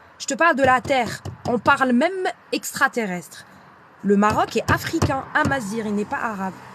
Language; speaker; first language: French; non-native, local second language; Arabic